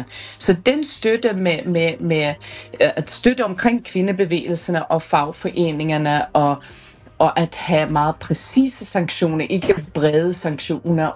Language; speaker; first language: Danish; non-native, fluent; Persian